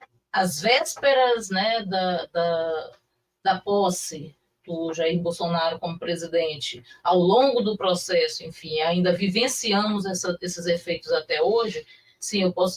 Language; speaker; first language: Portuguese; native; Portuguese